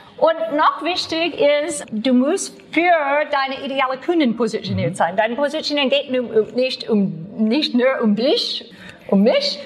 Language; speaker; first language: German; non-native, learner; English